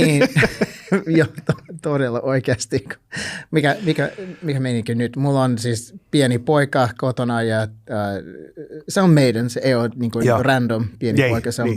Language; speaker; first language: Finnish; non-native, learner; English